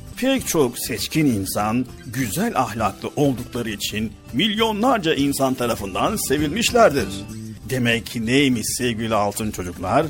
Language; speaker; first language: Turkish; native; Turkish